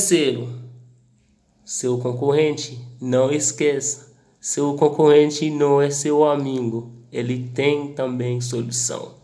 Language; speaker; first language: Portuguese; non-native, local second language; Haitian Creole